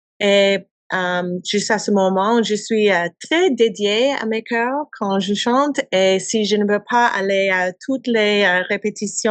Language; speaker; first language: French; non-native, learner; English